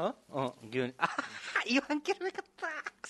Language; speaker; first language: Japanese; native; Japanese